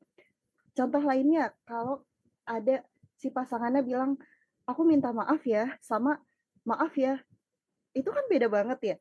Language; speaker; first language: Indonesian; native; Indonesian